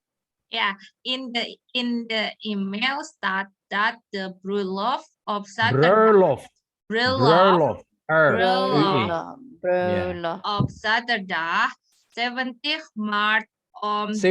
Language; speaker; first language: Dutch; non-native, learner; Indonesian